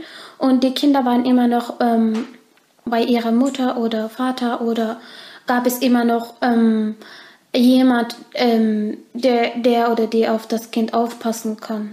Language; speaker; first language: German; non-native, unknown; Turkish